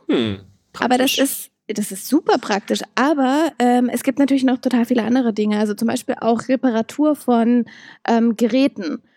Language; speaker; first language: German; native; German